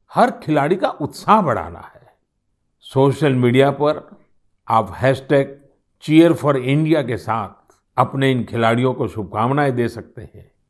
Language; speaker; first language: Hindi; non-native, local second language; Gujarati